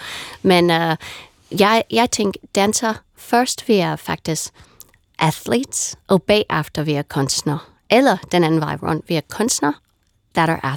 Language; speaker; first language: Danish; non-native, fluent; English